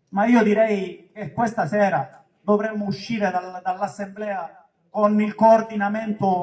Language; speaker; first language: Italian; native; Italian